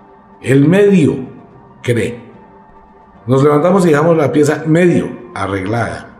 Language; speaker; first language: Spanish; native; Spanish